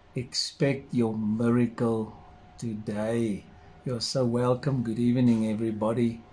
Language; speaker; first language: English; non-native, local second language; Afrikaans